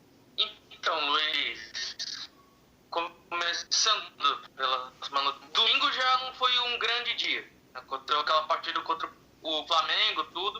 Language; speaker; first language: Portuguese; native; Portuguese